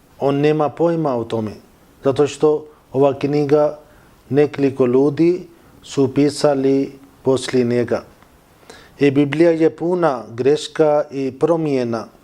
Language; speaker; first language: Bosnian; non-native, learner; Urdu